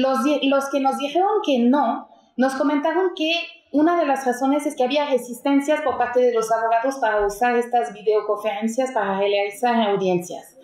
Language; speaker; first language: Spanish; native; Spanish